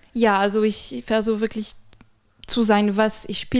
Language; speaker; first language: German; non-native, fluent; French